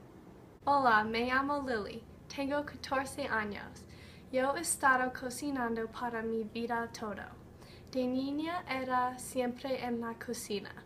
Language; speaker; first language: Spanish; non-native, learner; English